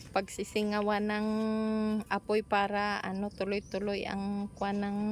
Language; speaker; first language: Filipino; non-native, local second language; Cebuano